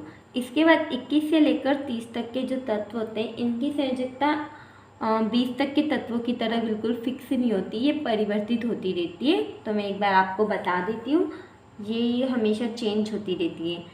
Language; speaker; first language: Hindi; native; Hindi